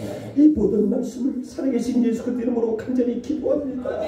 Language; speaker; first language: Korean; native; Korean